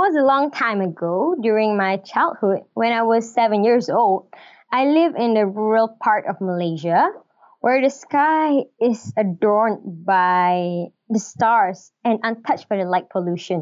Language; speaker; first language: English; non-native, local second language; Malay